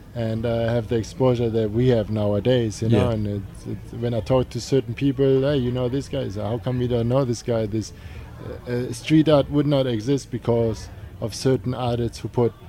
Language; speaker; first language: English; non-native, fluent; German